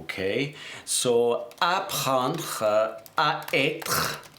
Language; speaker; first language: French; non-native, fluent; English